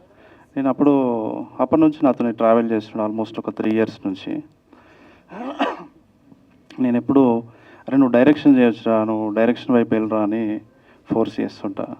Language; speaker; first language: Telugu; native; Telugu